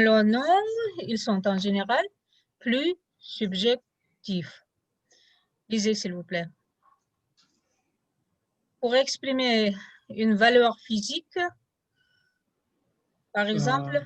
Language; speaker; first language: French; non-native, fluent; Russian